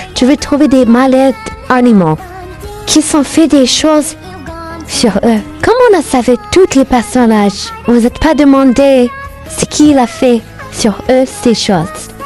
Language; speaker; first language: French; non-native, learner; Arabic